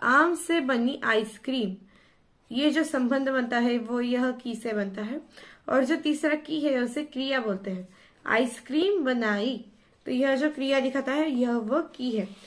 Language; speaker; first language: Hindi; non-native, local second language; Marathi